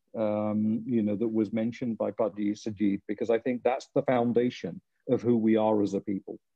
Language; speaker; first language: English; non-native, local second language; Punjabi